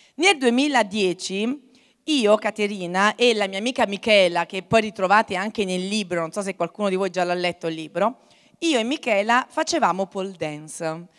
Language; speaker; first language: Italian; native; Italian